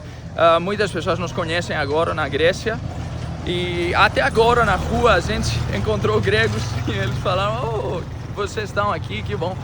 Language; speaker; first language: Portuguese; non-native, fluent; Greek